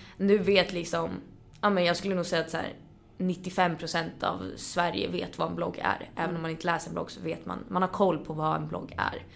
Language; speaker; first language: Swedish; native; Swedish